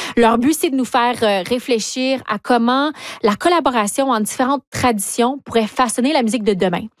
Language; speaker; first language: French; native; French